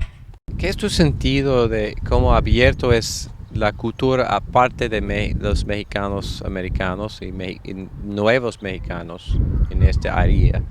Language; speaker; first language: Spanish; non-native, learner; English